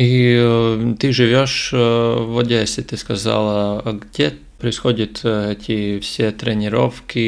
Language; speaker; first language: Ukrainian; non-native, learner; Russian